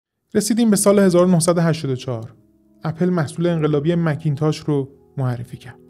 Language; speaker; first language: Persian; native; Persian